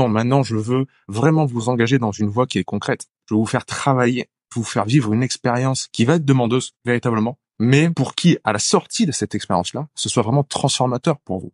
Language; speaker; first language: French; native; French